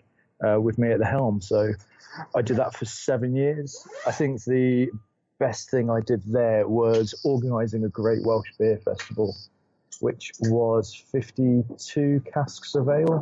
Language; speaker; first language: English; native; English